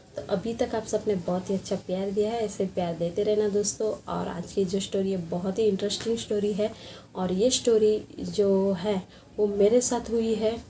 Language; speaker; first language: Hindi; non-native, local second language; Marathi